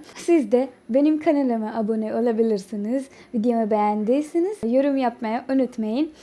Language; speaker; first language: Turkish; non-native, fluent; Urdu